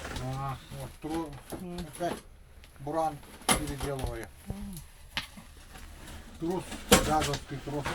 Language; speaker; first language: Russian; non-native, local second language; Yakut